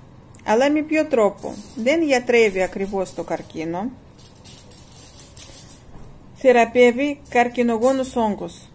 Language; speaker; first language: Greek; non-native, fluent; Russian